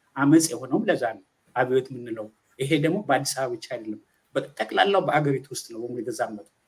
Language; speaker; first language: Amharic; native; Amharic